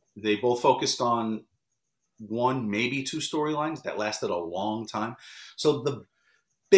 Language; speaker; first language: English; native; English